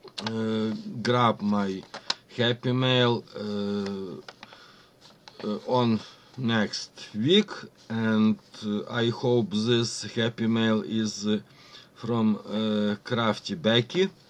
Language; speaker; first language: English; non-native, learner; Ukrainian